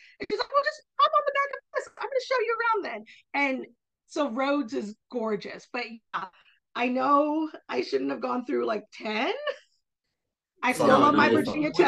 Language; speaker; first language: English; native; English